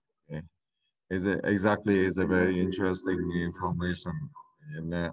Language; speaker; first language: English; non-native, learner; Vietnamese